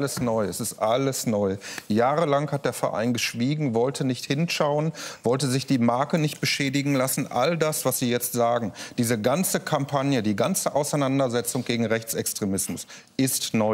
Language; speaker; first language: German; native; German